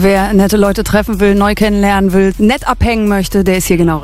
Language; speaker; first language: German; native; German